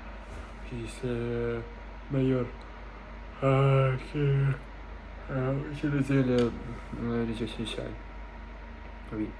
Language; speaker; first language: French; non-native, learner; Russian